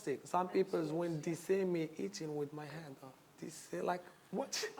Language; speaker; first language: English; non-native, learner; Arabic